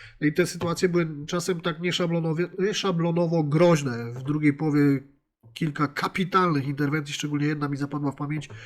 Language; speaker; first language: Polish; native; Polish